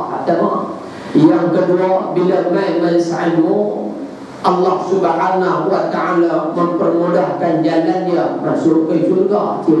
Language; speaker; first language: Malay; native; Malay